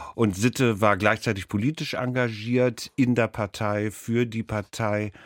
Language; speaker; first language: German; native; German